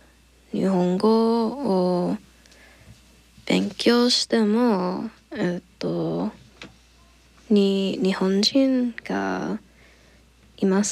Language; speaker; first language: Japanese; non-native, learner; English